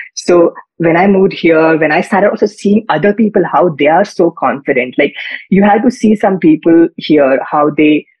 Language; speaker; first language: English; non-native, local second language; Kannada